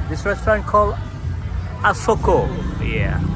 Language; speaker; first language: English; non-native, fluent; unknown